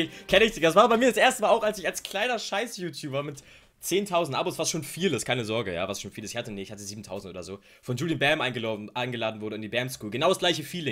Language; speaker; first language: German; native; German